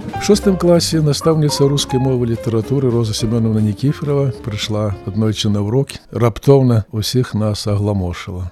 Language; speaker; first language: Belarusian; native; Belarusian